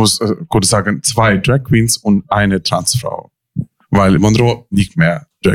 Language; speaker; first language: German; non-native, learner; Ukrainian